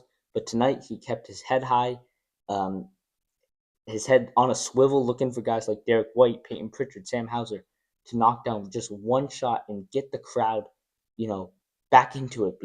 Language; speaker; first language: English; native; English